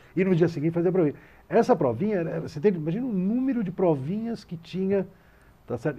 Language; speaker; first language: Portuguese; native; Portuguese